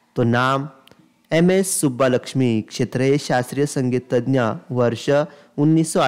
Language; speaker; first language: Hindi; non-native, local second language; Marathi